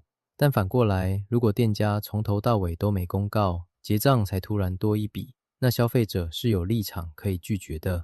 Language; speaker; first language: Chinese; native; Chinese